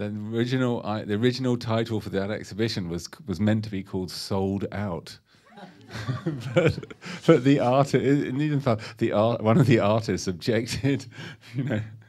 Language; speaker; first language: English; native; English